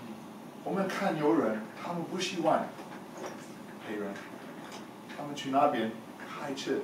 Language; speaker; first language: Chinese; non-native, learner; English